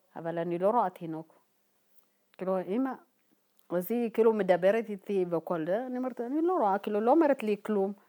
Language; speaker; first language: Hebrew; non-native, fluent; Tigrinya